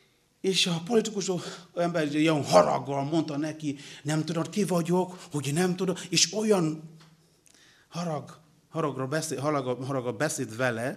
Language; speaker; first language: Hungarian; non-native, learner; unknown